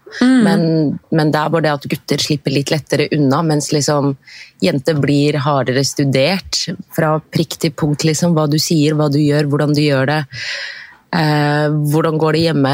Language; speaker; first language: Norwegian; early bilingual, other home language; Arabic